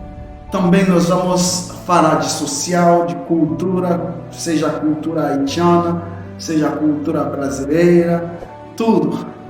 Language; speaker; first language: Portuguese; non-native, fluent; Haitian Creole